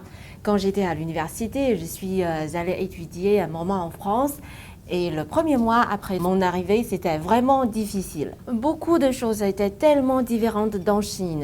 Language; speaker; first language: French; non-native, fluent; Chinese